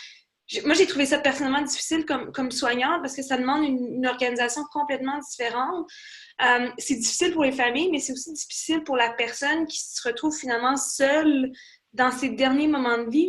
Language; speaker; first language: French; native; French